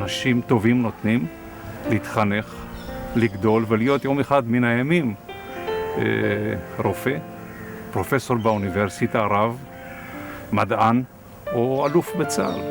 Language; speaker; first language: Hebrew; non-native, fluent; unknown